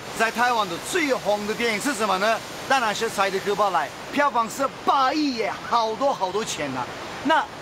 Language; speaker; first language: Chinese; non-native, fluent; Turkish